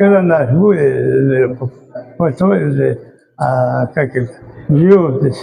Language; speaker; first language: Russian; non-native, local second language; Chechen